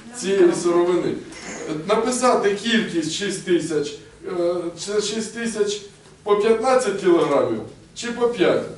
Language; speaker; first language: Ukrainian; native; Ukrainian